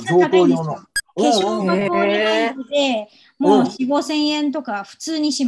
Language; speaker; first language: Japanese; non-native, fluent; Chinese